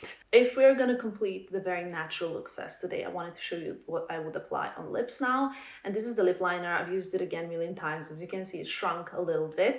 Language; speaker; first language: English; non-native, fluent; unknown